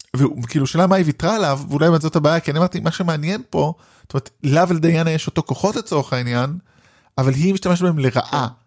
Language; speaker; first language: Hebrew; native; Hebrew